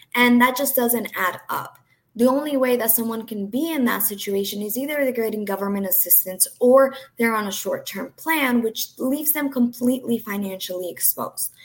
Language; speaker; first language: English; early bilingual, other home language; Portuguese